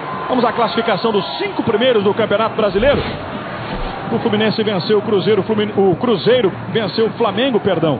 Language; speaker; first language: Portuguese; native; Portuguese